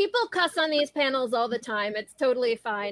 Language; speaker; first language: English; native; English